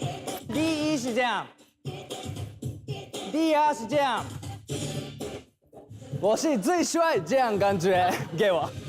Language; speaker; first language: Chinese; non-native, fluent; Korean